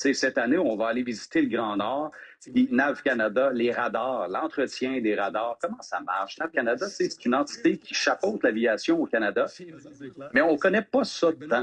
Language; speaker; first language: French; native; French